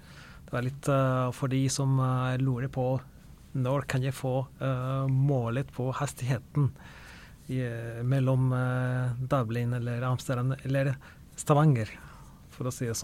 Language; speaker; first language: Norwegian; non-native, fluent; Spanish